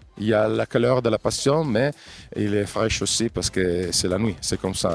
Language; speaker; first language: French; non-native, fluent; Italian